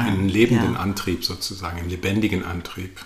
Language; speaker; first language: German; native; German